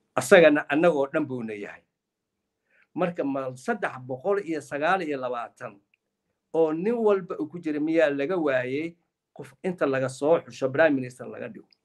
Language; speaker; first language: Somali; native; Somali